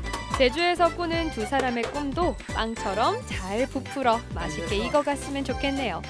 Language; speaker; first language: Korean; native; Korean